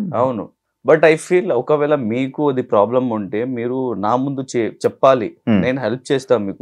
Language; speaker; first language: Telugu; non-native, learner; Hindi